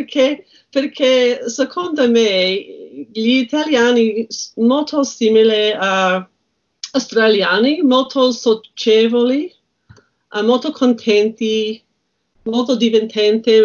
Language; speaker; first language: Italian; non-native, learner; English